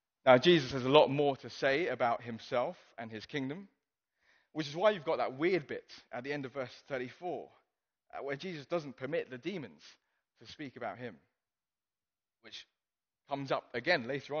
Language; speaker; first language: English; non-native, local second language; Cantonese